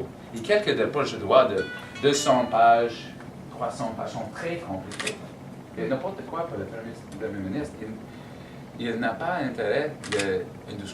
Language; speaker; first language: French; non-native, learner; English